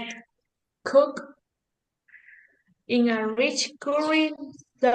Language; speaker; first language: English; non-native, learner; Spanish